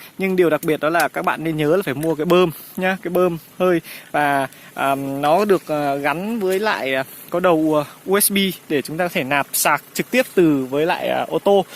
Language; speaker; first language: Vietnamese; native; Vietnamese